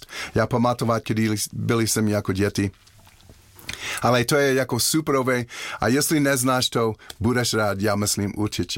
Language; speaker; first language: Czech; non-native, learner; English